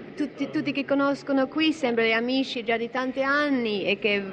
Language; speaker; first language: Italian; non-native, learner; French